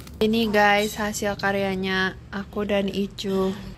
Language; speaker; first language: Indonesian; early bilingual, heritage; Indonesian